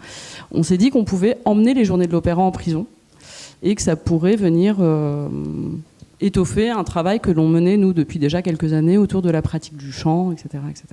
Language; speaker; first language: French; native; French